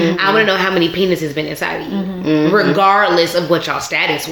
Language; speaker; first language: English; native; English